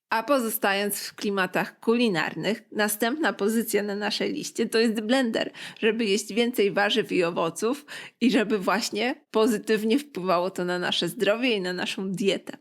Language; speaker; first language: Polish; native; Polish